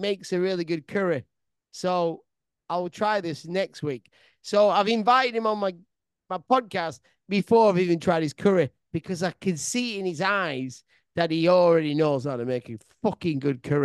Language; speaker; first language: English; native; English